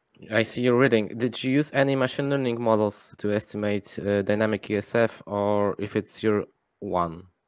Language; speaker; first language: English; non-native, fluent; Polish